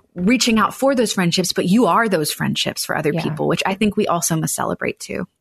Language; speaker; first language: English; native; English